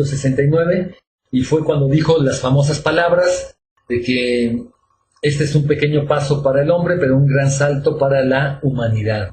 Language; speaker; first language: Spanish; native; Spanish